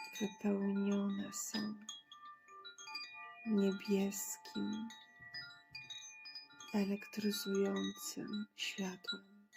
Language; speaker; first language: Polish; native; Polish